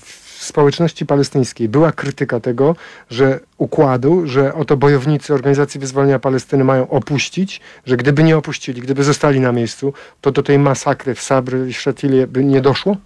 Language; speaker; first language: Polish; native; Polish